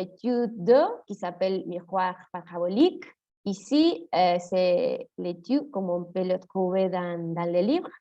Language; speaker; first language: French; non-native, fluent; Spanish